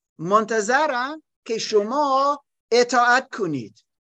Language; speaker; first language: Persian; non-native, learner; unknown